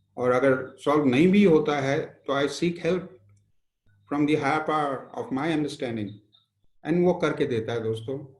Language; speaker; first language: Hindi; non-native, local second language; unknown